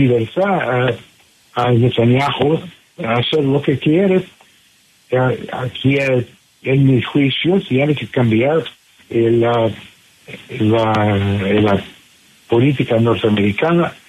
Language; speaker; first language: Spanish; non-native, fluent; English